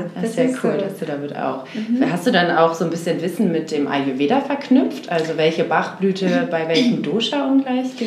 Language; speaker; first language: German; native; German